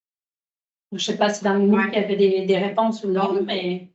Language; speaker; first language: French; native; French